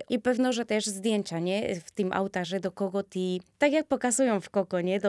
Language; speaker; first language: Polish; early bilingual, other home language; Spanish